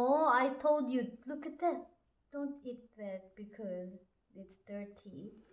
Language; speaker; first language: English; non-native, local second language; Cebuano